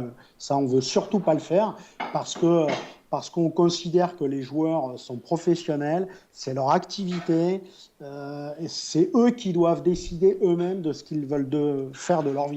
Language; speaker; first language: French; native; French